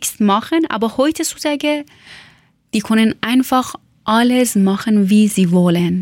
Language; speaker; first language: German; non-native, learner; Persian